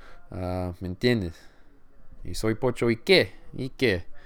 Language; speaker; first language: Spanish; early bilingual, heritage; Spanish